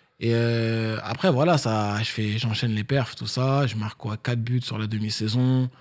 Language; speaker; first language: French; native; French